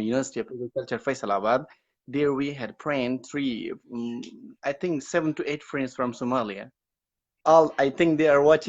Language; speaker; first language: English; non-native, learner; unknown